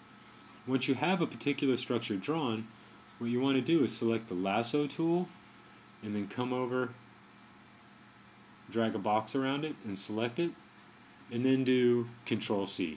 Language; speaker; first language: English; native; English